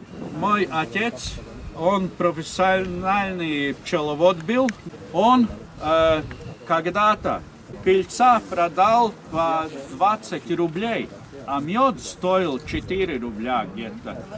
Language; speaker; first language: Russian; non-native, learner; Latvian